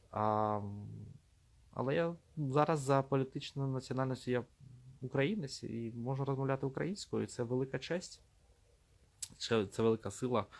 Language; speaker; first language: Ukrainian; non-native, local second language; Russian